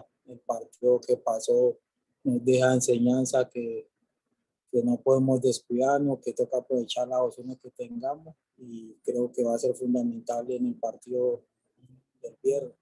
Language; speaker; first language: Spanish; native; Spanish